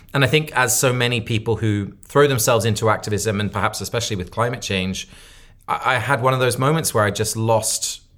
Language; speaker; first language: English; native; English